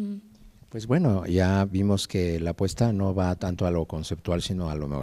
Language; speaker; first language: Spanish; native; Spanish